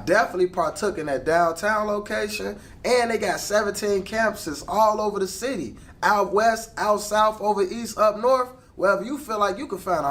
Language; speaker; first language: English; native; English